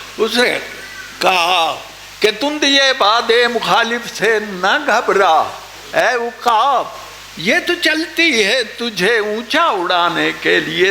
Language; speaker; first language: Urdu; non-native, local second language; Punjabi